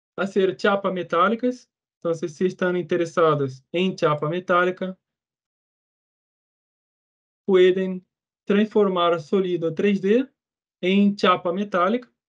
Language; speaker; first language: Spanish; non-native, fluent; Portuguese